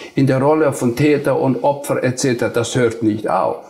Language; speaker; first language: German; non-native, fluent; Nepali